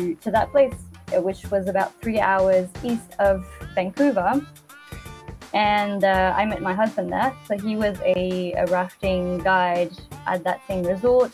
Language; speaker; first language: English; native; English